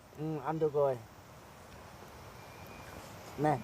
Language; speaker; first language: Vietnamese; native; Vietnamese